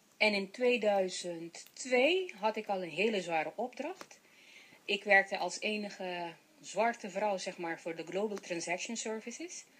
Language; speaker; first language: Dutch; non-native, local second language; Papiamento